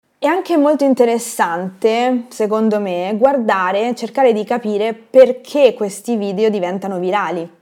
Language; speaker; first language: Italian; native; Italian